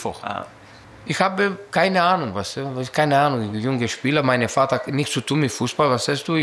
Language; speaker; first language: German; non-native, learner; Greek